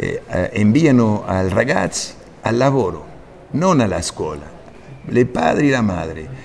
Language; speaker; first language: Italian; non-native, fluent; Spanish